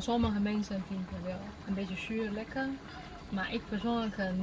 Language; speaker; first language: Dutch; non-native, learner; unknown